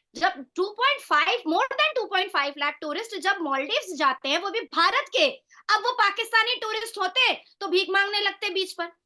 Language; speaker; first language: Hindi; native; Hindi